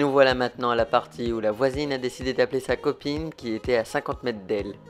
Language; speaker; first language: French; native; French